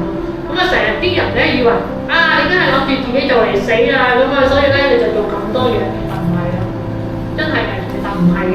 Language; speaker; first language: Cantonese; native; Cantonese